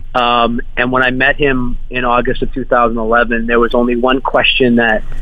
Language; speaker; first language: English; native; English